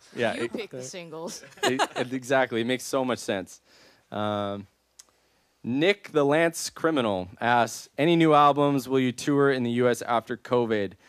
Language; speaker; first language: English; native; English